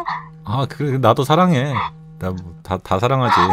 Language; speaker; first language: Korean; native; Korean